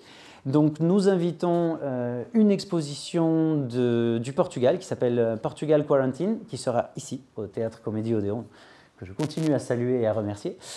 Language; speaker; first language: French; native; French